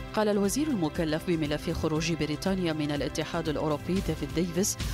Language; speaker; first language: Arabic; native; Arabic